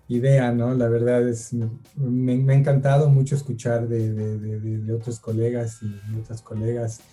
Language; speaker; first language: Spanish; native; Spanish